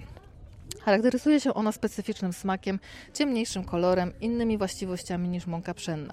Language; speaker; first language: Polish; native; Polish